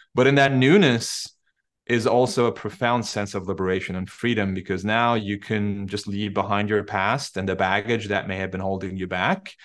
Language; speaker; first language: English; non-native, fluent; Turkish